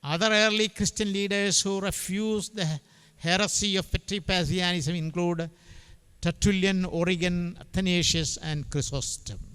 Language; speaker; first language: English; non-native, local second language; Malayalam